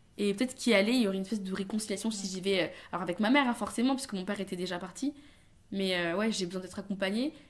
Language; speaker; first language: French; early bilingual, other home language; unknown